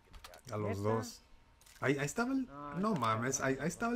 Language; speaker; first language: Spanish; native; Spanish